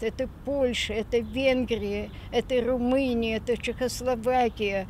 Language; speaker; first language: Russian; native; Russian